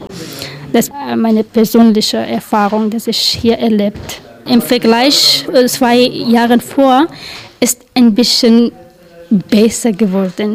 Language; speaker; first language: German; non-native, learner; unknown